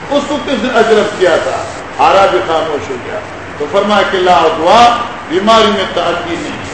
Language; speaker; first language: Urdu; non-native, local second language; Pashto